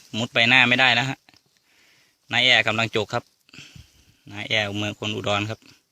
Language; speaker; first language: Thai; native; Thai